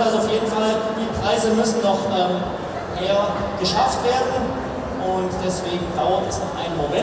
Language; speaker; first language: German; native; German